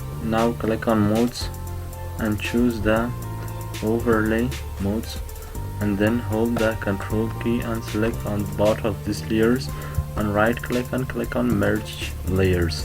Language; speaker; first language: English; non-native, fluent; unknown